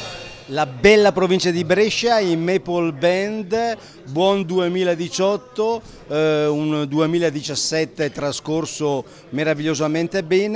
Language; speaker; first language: Italian; native; Italian